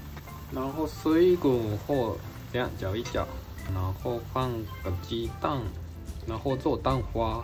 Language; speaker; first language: Chinese; non-native, fluent; Japanese